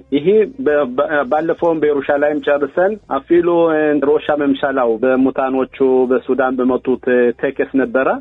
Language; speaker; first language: Amharic; early bilingual, heritage; Amharic